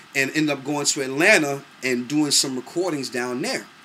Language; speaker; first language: English; native; English